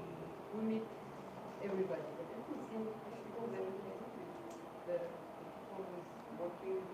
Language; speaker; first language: English; non-native, learner; Arabic